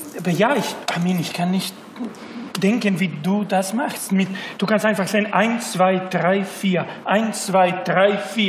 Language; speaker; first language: German; non-native, learner; Spanish